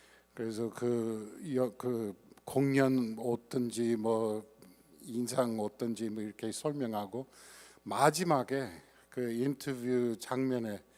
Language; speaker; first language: Korean; non-native, fluent; English